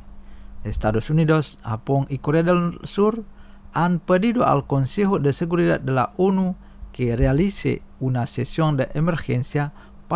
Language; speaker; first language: Spanish; non-native, fluent; Indonesian